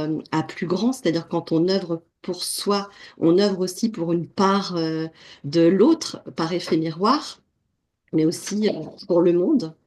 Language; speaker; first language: French; native; French